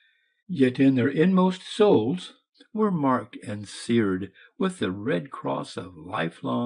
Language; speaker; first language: English; native; English